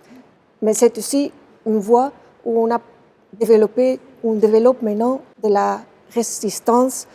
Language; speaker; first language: French; non-native, fluent; Dutch